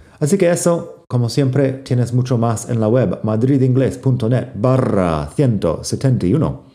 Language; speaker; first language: Spanish; non-native, fluent; English